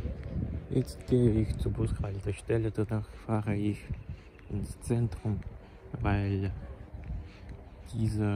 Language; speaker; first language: German; non-native, learner; Ukrainian